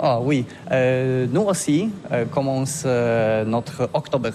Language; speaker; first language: French; non-native, learner; Polish